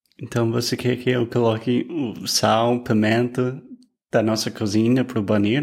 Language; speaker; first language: Portuguese; non-native, fluent; English